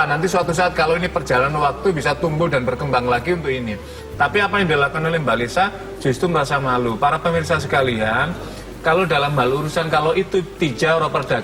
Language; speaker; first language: Indonesian; native; Indonesian